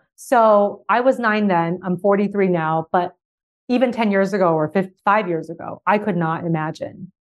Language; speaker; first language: English; early bilingual, other home language; Chinese